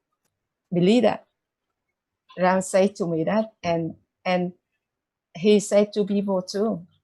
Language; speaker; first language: English; non-native, learner; Vietnamese